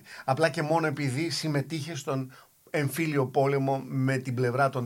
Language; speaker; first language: Greek; native; Greek